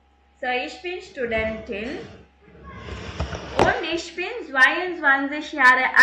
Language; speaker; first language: German; non-native, fluent; Tamil